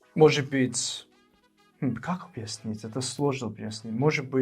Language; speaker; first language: Russian; non-native, fluent; English